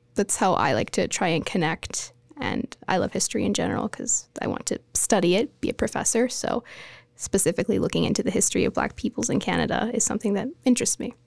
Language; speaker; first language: English; native; English